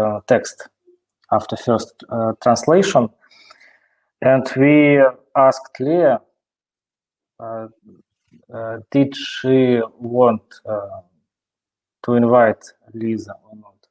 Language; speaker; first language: English; non-native, learner; Russian